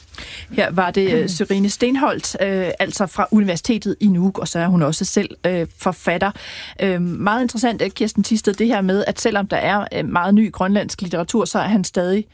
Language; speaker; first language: Danish; native; Danish